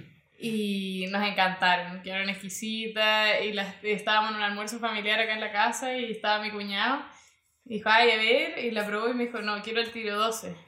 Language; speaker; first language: Spanish; native; Spanish